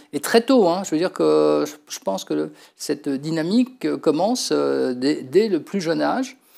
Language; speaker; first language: French; native; French